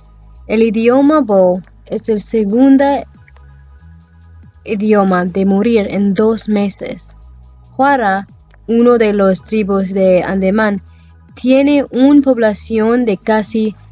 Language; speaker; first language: Spanish; non-native, learner; English